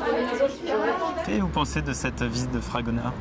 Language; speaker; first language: French; native; French